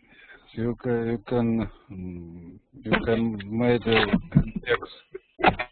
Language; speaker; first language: English; non-native, learner; Russian